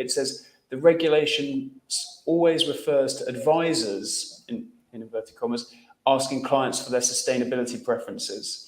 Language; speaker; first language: English; native; English